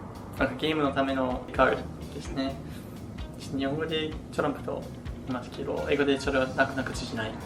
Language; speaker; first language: Japanese; non-native, fluent; English